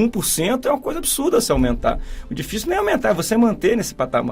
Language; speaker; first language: Portuguese; native; Portuguese